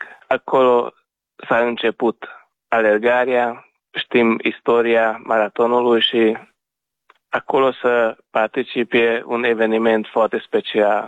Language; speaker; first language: Romanian; non-native, local second language; Hungarian